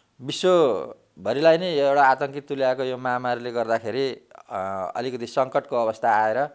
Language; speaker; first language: Nepali; native; Nepali